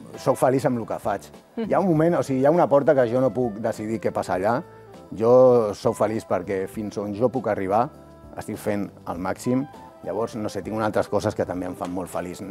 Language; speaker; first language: Catalan; non-native, local second language; Spanish